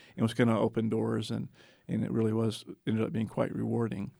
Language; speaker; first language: English; native; English